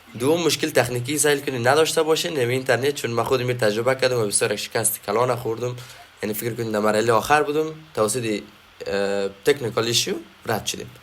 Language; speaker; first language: Persian; native; Persian